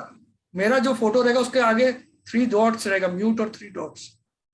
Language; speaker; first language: Hindi; native; Hindi